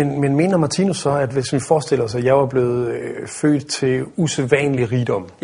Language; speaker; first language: Danish; native; Danish